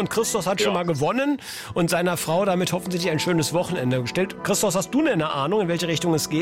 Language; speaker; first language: German; native; German